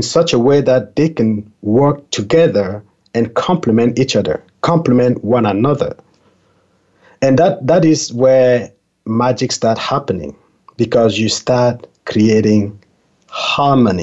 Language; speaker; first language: English; non-native, local second language; French